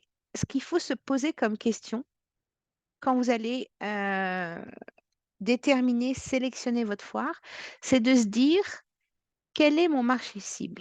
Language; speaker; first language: French; native; French